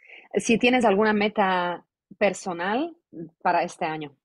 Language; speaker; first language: Spanish; non-native, fluent; Slovak